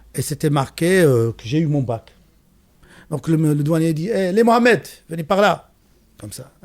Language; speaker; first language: French; non-native, local second language; Arabic